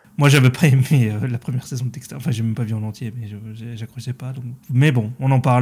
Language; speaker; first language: French; native; French